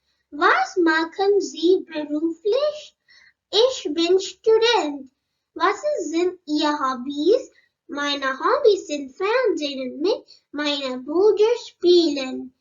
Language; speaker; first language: German; non-native, learner; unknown